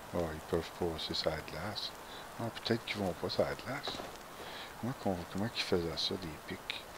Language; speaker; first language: French; native; French